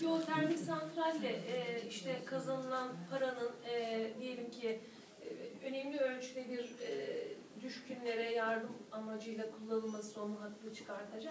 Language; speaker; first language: Turkish; native; Turkish